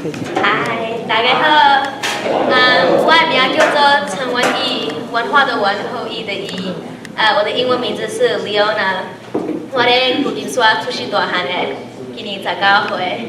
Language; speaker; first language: Chinese; early bilingual, heritage; Chinese